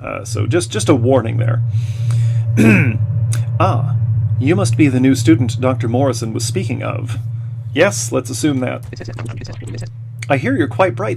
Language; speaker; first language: English; native; English